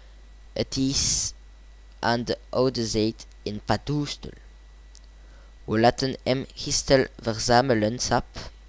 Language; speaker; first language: Dutch; non-native, learner; French